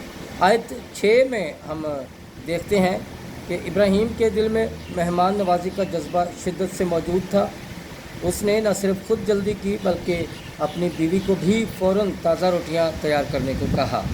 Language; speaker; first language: Urdu; native; Urdu